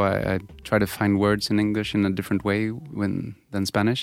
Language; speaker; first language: English; non-native, fluent; Swedish